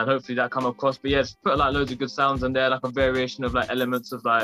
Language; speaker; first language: English; native; English